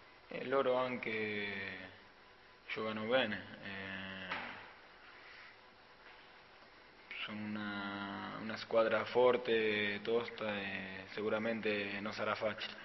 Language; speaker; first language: Italian; non-native, fluent; Spanish